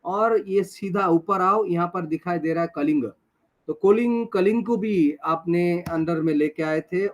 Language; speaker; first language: Hindi; non-native, local second language; Bangla